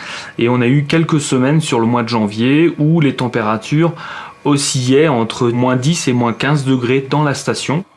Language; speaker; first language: French; native; French